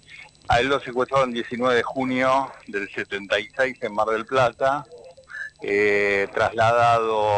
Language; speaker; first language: Spanish; native; Spanish